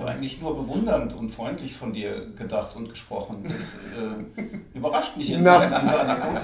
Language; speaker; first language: German; native; German